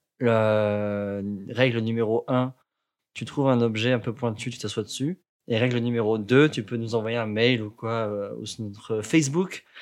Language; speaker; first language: French; native; French